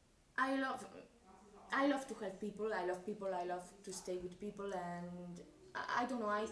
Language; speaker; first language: English; non-native, learner; Spanish